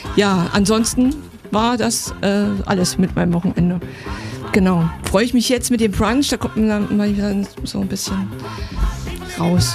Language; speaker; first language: German; native; German